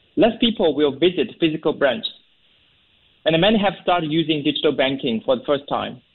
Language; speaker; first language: English; non-native, fluent; Chinese